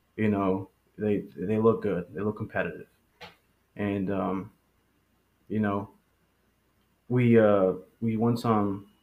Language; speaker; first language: English; early bilingual, other home language; Spanish